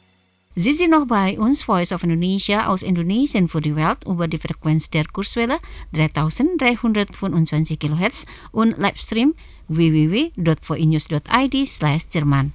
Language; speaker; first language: German; non-native, fluent; Indonesian